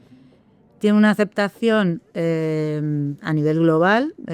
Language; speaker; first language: Spanish; native; Spanish